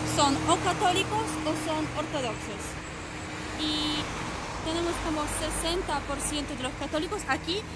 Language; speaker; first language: Spanish; non-native, fluent; Polish